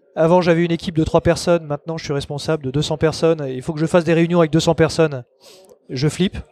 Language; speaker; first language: French; native; French